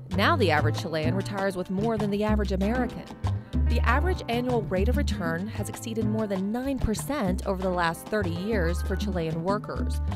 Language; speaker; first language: English; native; English